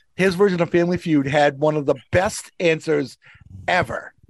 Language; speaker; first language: English; native; English